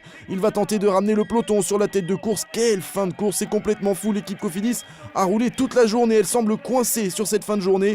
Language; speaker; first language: French; native; French